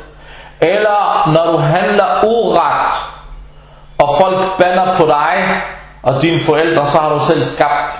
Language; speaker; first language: Danish; non-native, fluent; Arabic